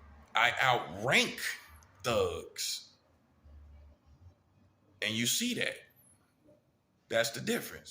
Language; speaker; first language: English; native; English